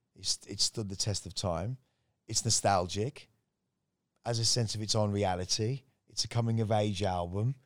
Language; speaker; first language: English; native; English